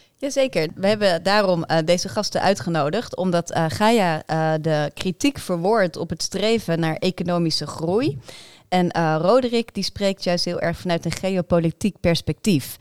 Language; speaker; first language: Dutch; native; Dutch